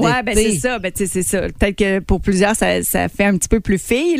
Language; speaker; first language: French; native; French